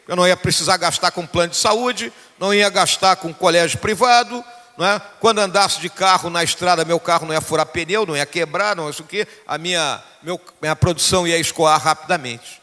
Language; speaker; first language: Portuguese; native; Portuguese